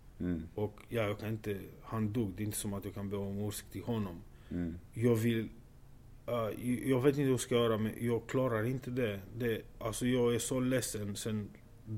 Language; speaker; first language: Swedish; non-native, fluent; Romanian